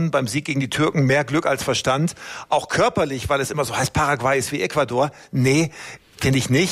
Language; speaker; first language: German; native; German